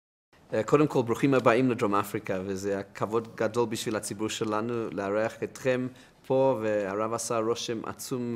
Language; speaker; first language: Hebrew; non-native, fluent; English